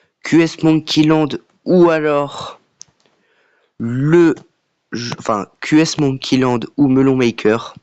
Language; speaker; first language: French; native; French